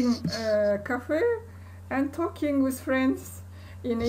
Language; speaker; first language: English; non-native, learner; Kazakh